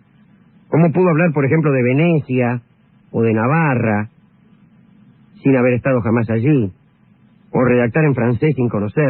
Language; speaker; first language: Spanish; native; Spanish